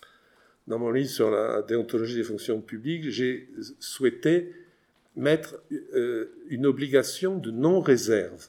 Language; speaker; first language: French; native; French